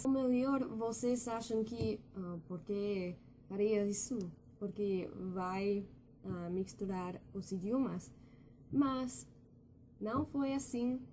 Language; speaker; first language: Portuguese; non-native, learner; English